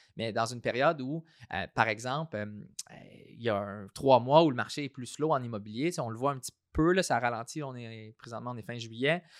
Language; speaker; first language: French; native; French